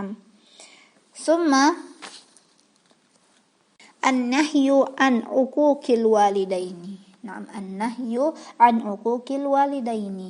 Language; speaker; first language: Arabic; non-native, fluent; Indonesian